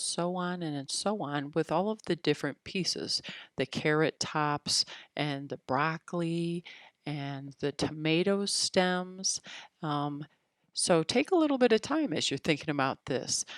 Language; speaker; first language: English; native; English